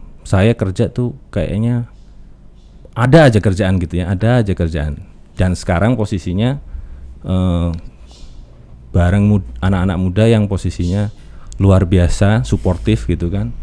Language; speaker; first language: Indonesian; native; Indonesian